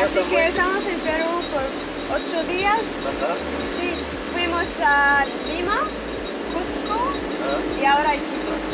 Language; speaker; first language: Spanish; non-native, learner; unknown